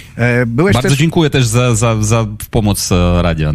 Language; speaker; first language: Polish; non-native, fluent; Ukrainian